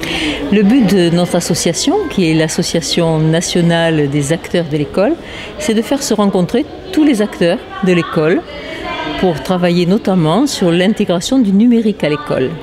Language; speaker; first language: French; native; French